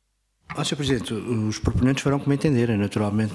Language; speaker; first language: Portuguese; native; Portuguese